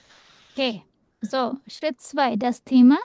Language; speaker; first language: German; non-native, learner; Indonesian